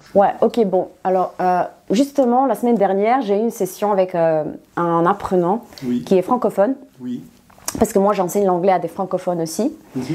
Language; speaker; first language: French; non-native, fluent; Serbian